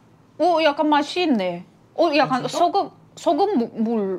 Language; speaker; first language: Korean; non-native, learner; Russian